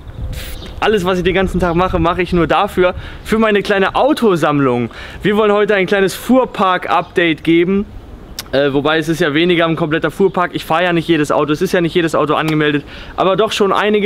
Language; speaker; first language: German; native; German